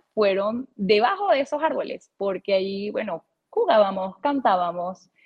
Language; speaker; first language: Spanish; native; Spanish